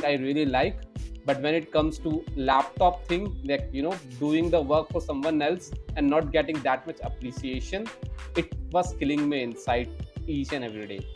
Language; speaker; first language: English; non-native, local second language; Hindi